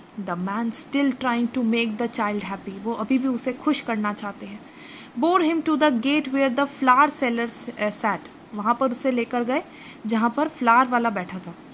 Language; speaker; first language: Hindi; native; Hindi